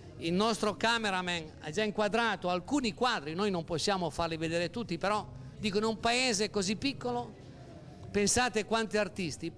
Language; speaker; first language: Italian; native; Italian